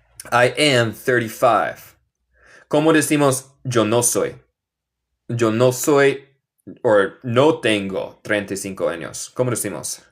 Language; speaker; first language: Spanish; non-native, fluent; English